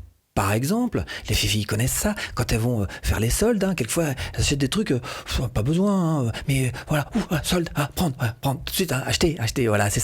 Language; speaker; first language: French; native; French